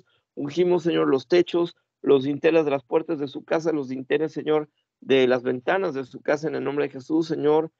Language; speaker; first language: Spanish; native; Spanish